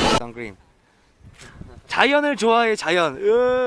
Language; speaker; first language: Korean; native; Korean